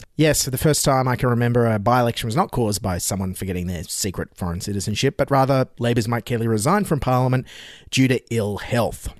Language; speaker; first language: English; native; English